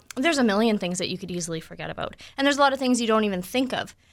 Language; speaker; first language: English; native; English